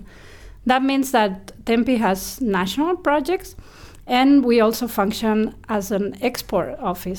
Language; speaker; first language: English; non-native, fluent; Spanish